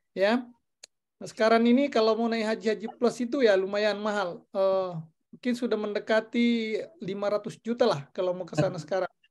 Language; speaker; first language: Indonesian; non-native, local second language; Buginese